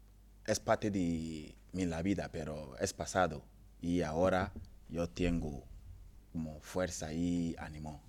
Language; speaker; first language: Spanish; non-native, learner; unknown